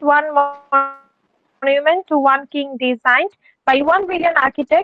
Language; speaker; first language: English; non-native, local second language; Bangla